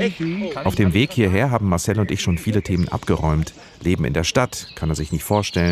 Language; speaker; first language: German; native; German